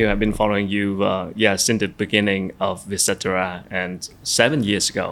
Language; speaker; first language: English; non-native, fluent; Vietnamese